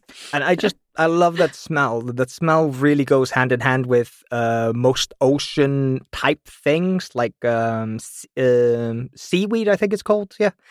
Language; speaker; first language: English; native; English